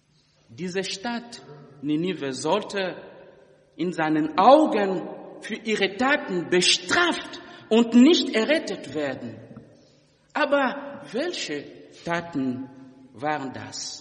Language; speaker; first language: German; non-native, fluent; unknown